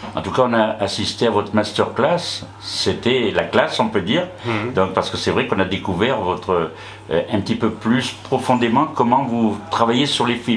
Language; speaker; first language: French; native; French